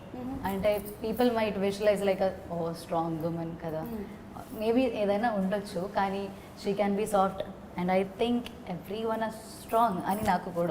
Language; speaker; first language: Telugu; non-native, learner; Malayalam